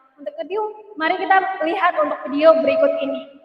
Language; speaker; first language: Indonesian; native; Indonesian